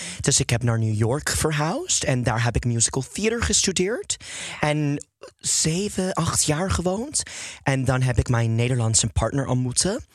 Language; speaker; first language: Dutch; non-native, fluent; English